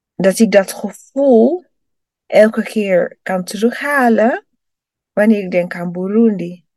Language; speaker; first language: Dutch; early bilingual, other home language; Rundi